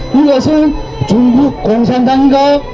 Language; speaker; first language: Korean; native; Korean